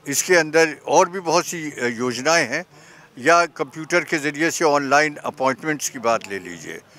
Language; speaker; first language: Hindi; native; Hindi